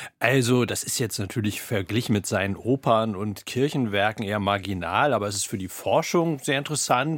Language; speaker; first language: German; native; German